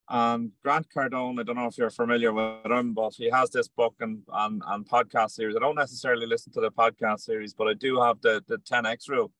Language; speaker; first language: English; native; English